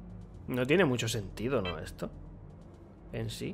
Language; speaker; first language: Spanish; native; Spanish